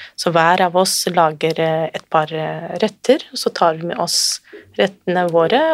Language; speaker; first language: Norwegian; non-native, fluent; Kurdish